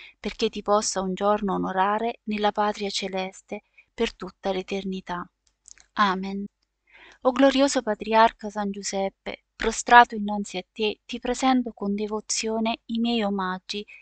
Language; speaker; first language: Italian; native; Italian